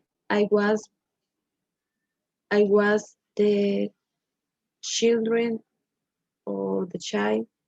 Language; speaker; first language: English; non-native, learner; Spanish